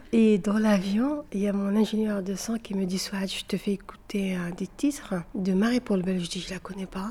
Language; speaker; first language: French; non-native, local second language; Arabic